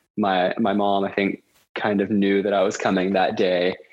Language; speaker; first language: English; native; English